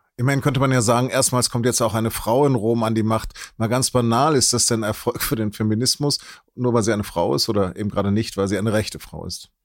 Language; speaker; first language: German; native; German